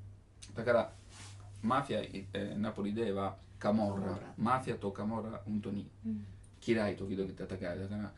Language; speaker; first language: Japanese; non-native, learner; Italian